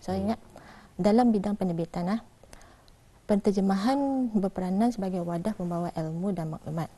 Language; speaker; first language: Malay; non-native, local second language; Iban